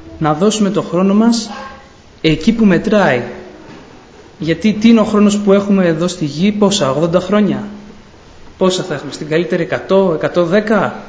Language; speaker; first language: Greek; native; Greek